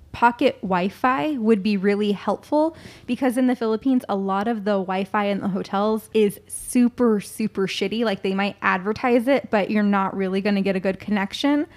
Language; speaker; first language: English; early bilingual, other home language; Filipino